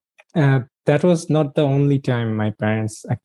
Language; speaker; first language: English; non-native, local second language; Bangla